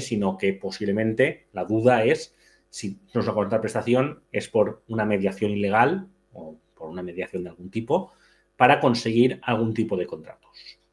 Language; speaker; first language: Spanish; native; Spanish